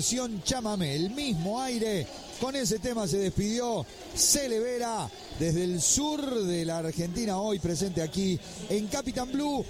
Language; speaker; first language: Spanish; native; Spanish